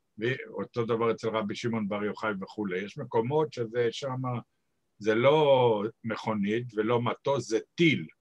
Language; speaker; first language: Hebrew; native; Hebrew